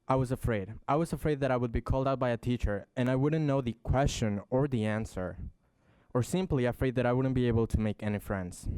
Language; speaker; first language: English; early bilingual, other home language; Spanish